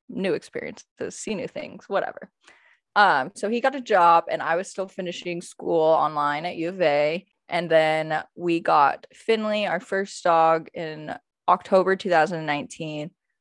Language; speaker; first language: English; native; English